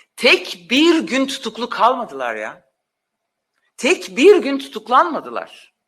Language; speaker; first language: Turkish; non-native, local second language; Kurdish